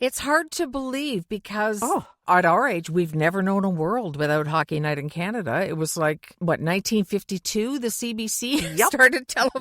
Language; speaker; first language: English; native; English